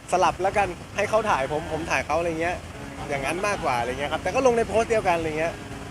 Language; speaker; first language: Thai; native; Thai